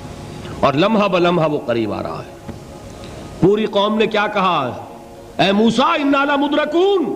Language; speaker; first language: Urdu; native; Urdu